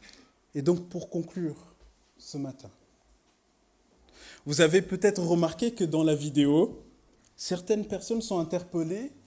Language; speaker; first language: French; native; French